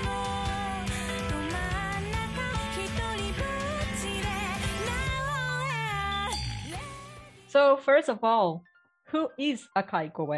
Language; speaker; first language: English; non-native, fluent; Portuguese